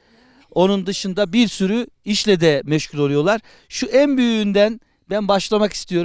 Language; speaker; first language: Turkish; native; Turkish